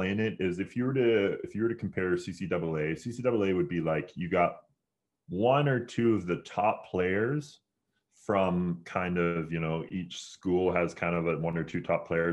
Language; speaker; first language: English; native; English